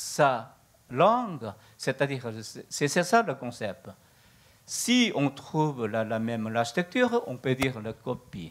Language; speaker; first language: French; non-native, learner; Korean